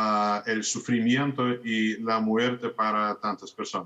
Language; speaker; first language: Spanish; non-native, fluent; Russian